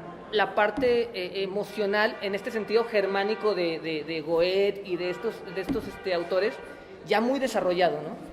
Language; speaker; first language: Spanish; native; Spanish